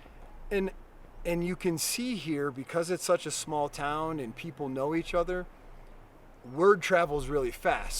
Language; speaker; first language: English; native; English